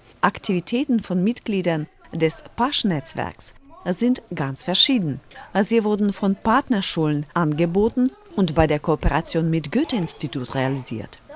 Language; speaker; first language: German; non-native, fluent; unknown